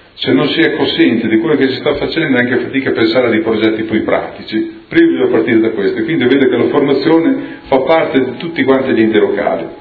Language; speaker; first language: Italian; native; Italian